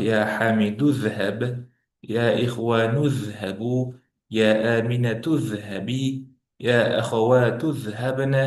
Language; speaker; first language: Arabic; non-native, fluent; Uzbek